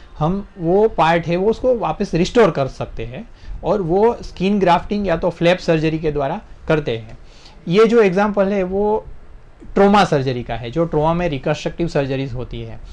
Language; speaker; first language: Hindi; non-native, local second language; Gujarati